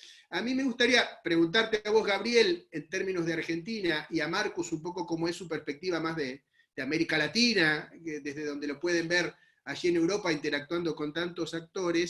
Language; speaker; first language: Spanish; native; Spanish